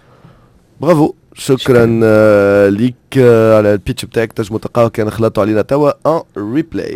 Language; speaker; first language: Arabic; native; Arabic